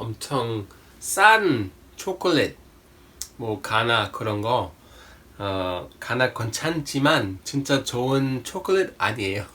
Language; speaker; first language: Korean; non-native, fluent; English